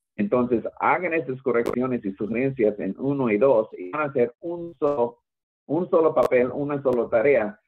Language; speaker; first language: Spanish; non-native, fluent; English